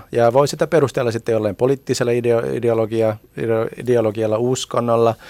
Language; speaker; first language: Finnish; early bilingual, other home language; Arabic